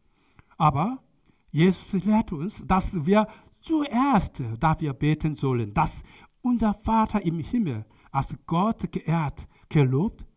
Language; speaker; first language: German; non-native, learner; Korean